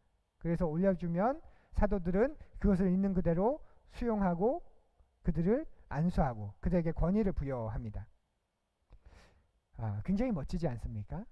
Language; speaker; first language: Korean; native; Korean